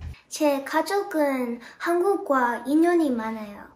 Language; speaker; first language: Korean; non-native, learner; English